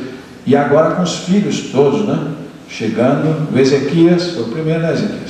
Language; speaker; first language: Portuguese; native; Portuguese